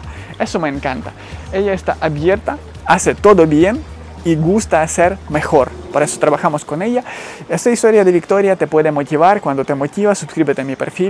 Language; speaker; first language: Spanish; non-native, fluent; Ukrainian